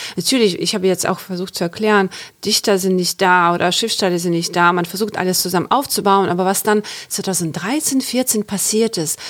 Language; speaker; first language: German; non-native, fluent; Ukrainian